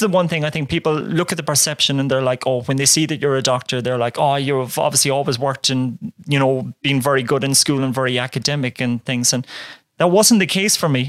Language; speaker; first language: English; native; English